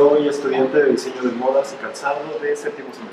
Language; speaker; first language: Spanish; native; Spanish